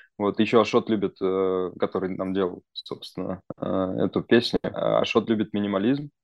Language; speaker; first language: Russian; early bilingual, other home language; Armenian